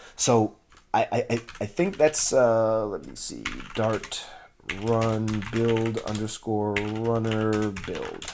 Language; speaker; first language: English; native; English